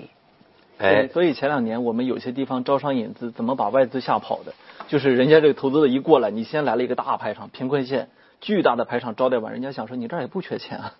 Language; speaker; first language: Chinese; native; Chinese